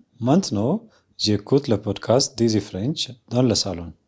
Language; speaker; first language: French; non-native, learner; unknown